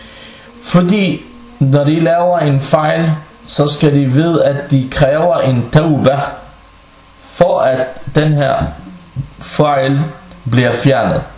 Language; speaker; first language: Danish; non-native, local second language; Arabic